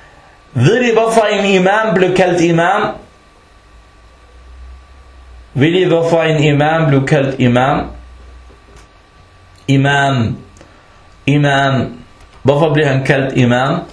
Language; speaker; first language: Danish; early bilingual, other home language; Arabic